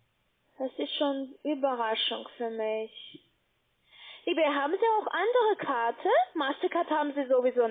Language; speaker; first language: German; non-native, learner; Russian